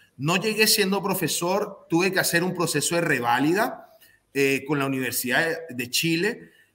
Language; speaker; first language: Spanish; native; Spanish